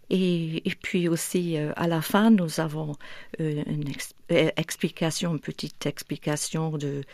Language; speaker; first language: French; non-native, fluent; English